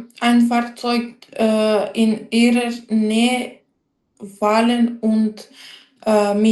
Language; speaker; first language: German; non-native, learner; Macedonian